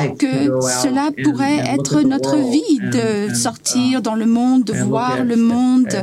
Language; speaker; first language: French; non-native, learner; English